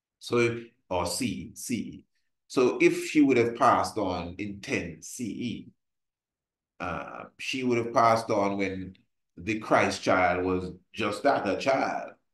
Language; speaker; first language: English; native; English